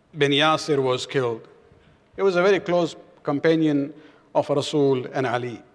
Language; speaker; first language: English; non-native, local second language; Urdu